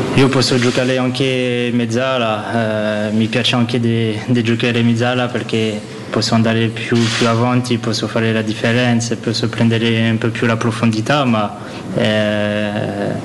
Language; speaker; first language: Italian; non-native, learner; French